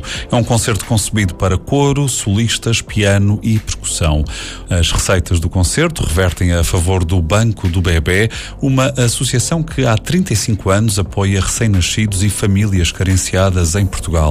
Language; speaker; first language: Portuguese; native; Portuguese